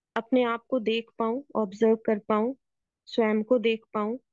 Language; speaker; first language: Hindi; native; Hindi